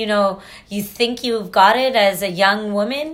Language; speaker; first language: English; native; English